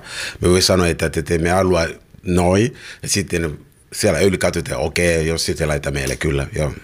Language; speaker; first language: Finnish; non-native, learner; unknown